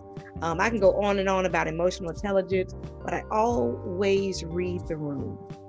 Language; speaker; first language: English; native; English